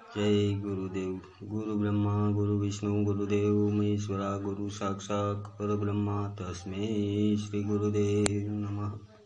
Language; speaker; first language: Hindi; non-native, local second language; Gujarati